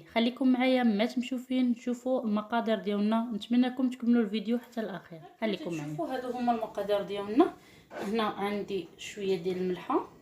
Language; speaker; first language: Arabic; native; Arabic